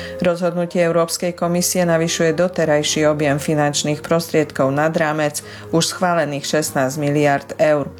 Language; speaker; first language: Slovak; early bilingual, heritage; Slovak